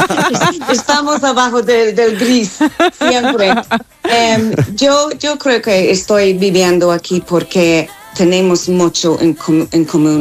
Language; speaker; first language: Spanish; non-native, fluent; English